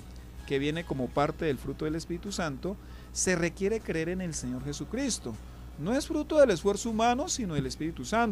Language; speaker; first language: Spanish; native; Spanish